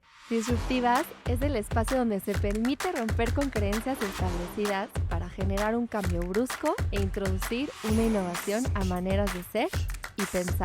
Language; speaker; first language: Spanish; native; Spanish